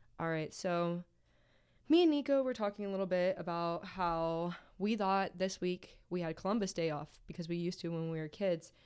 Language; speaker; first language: English; native; English